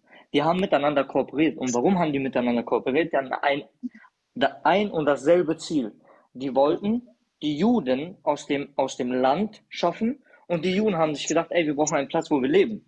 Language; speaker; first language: German; early bilingual, other home language; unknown